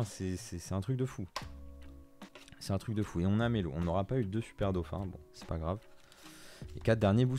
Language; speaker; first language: French; native; French